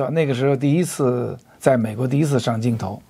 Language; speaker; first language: Chinese; native; Chinese